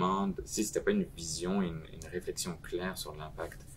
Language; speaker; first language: French; native; French